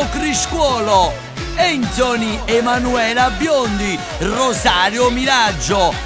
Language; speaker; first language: Italian; native; Italian